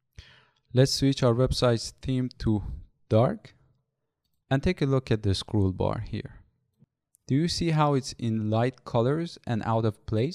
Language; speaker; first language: English; non-native, fluent; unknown